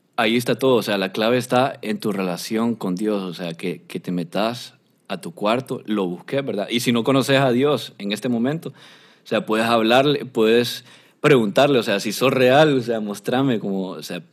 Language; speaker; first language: Spanish; native; Spanish